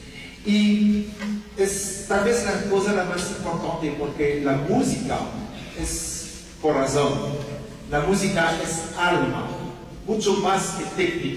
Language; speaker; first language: Spanish; non-native, fluent; French